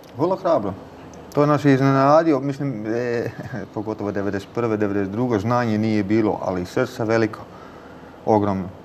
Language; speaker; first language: Bosnian; non-native, learner; Dutch